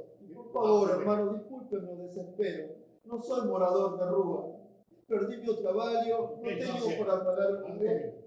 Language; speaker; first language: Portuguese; non-native, fluent; Spanish